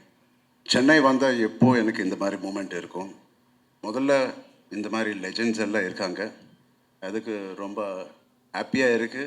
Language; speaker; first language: Tamil; non-native, local second language; Telugu